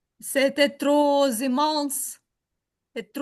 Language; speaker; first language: French; non-native, learner; Ukrainian